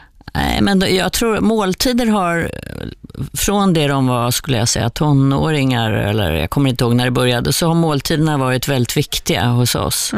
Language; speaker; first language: Swedish; native; Swedish